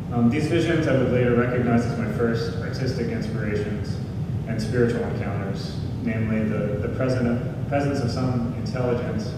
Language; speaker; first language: English; native; English